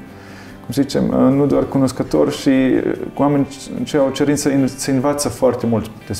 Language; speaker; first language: Romanian; non-native, learner; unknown